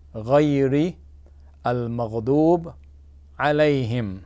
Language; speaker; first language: Arabic; non-native, fluent; English